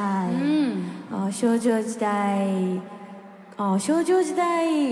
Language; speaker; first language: Japanese; non-native, fluent; Korean